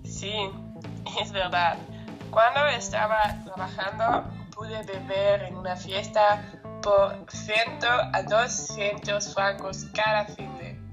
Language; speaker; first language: Spanish; non-native, learner; German